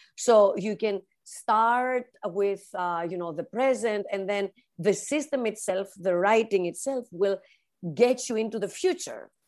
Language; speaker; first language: English; non-native, fluent; Greek